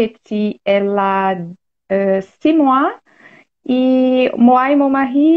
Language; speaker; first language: French; non-native, learner; Portuguese